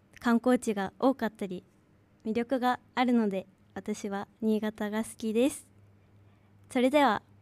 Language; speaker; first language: Japanese; native; Japanese